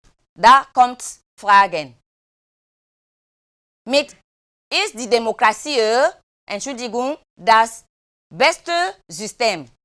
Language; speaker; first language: German; non-native, learner; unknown